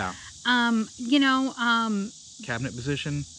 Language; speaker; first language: English; native; English